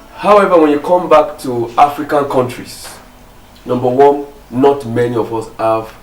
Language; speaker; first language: English; non-native, local second language; Yoruba